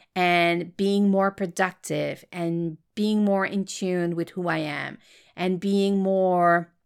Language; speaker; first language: English; non-native, fluent; French